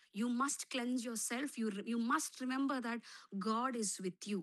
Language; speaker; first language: English; non-native, local second language; Telugu